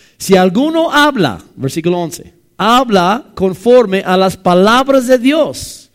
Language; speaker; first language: Spanish; non-native, fluent; English